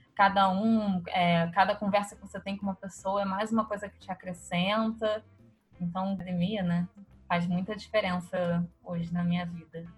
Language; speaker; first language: Portuguese; native; Portuguese